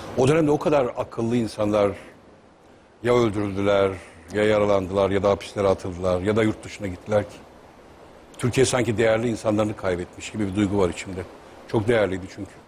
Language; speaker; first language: Turkish; native; Turkish